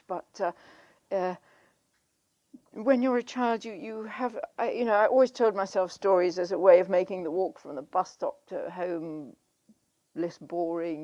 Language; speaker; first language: English; native; English